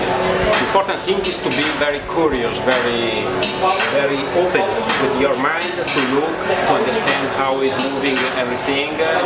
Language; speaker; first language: English; non-native, fluent; Italian